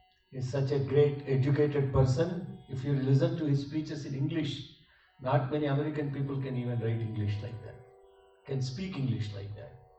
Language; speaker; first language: English; non-native, local second language; Telugu